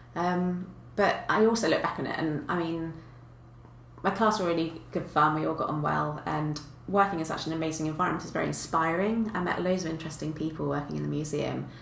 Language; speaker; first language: English; native; English